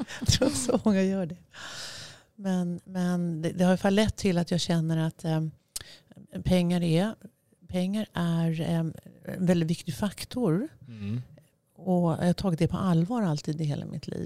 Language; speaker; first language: Swedish; native; Swedish